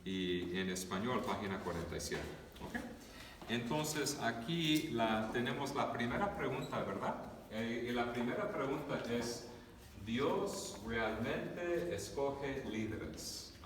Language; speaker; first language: Spanish; early bilingual, other home language; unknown